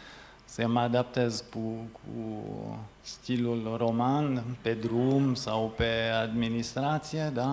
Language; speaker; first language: Romanian; non-native, fluent; French